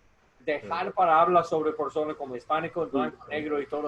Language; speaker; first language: Spanish; non-native, learner; English